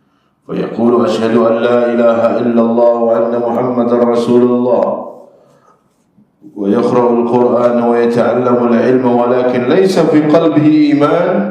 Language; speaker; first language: Arabic; non-native, fluent; Indonesian